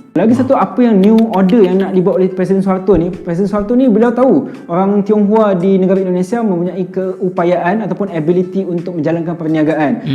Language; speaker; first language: Malay; native; Malay